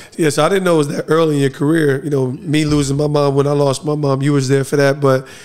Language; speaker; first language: English; native; English